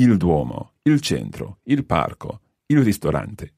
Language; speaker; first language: Italian; non-native, fluent; English